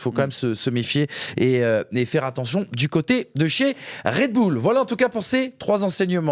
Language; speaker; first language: French; native; French